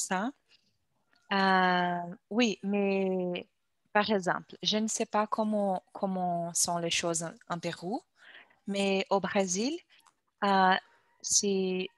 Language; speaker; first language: French; non-native, learner; Portuguese